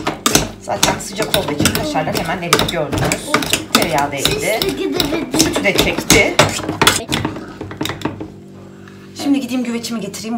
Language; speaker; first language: Turkish; native; Turkish